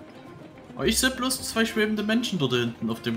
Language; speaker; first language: German; native; German